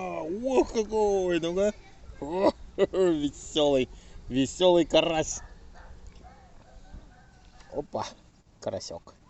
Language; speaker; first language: Russian; native; Russian